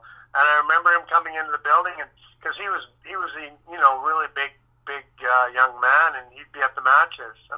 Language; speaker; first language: English; native; English